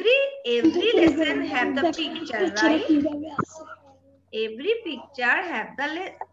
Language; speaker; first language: English; non-native, learner; Bangla